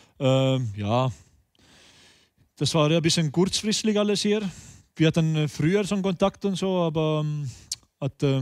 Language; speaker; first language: German; non-native, learner; Estonian